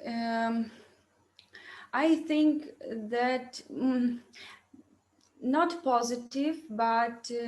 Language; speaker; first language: English; non-native, learner; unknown